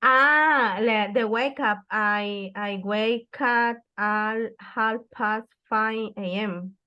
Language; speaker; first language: English; non-native, learner; Spanish